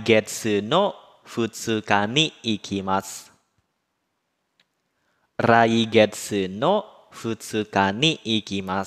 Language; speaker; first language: Japanese; non-native, fluent; Indonesian